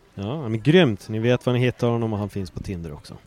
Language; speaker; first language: Swedish; native; Swedish